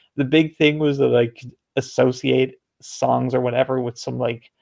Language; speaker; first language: English; native; English